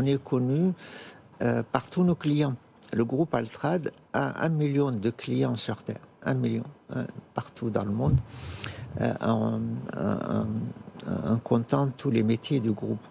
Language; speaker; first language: French; non-native, fluent; Arabic